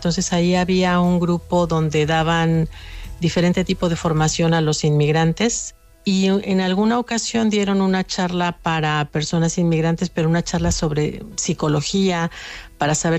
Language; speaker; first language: Spanish; native; Spanish